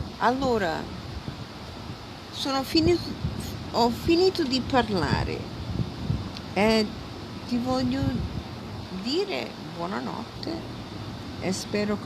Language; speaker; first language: Italian; early bilingual, heritage; English